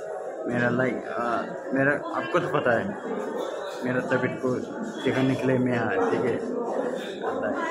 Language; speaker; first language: Hindi; non-native, local second language; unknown